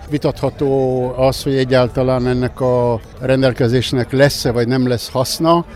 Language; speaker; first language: Hungarian; native; Hungarian